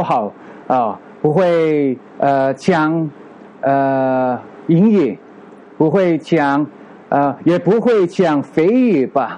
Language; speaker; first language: Chinese; non-native, fluent; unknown